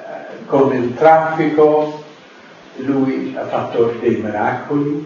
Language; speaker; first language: Italian; non-native, fluent; English